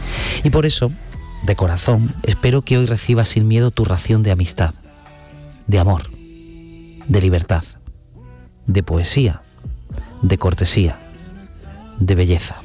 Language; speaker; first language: Spanish; native; Spanish